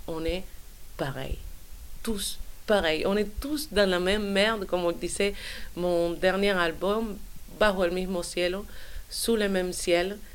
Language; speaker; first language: French; non-native, fluent; Spanish